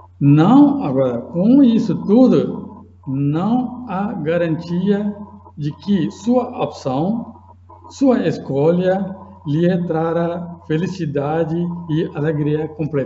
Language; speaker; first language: Portuguese; non-native, fluent; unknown